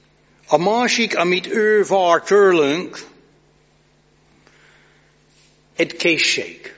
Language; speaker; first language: Hungarian; non-native, fluent; English